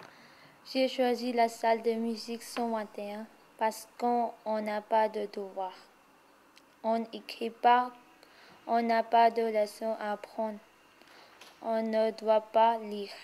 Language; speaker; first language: French; non-native, learner; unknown